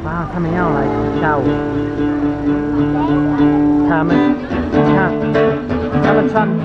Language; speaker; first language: Chinese; non-native, learner; English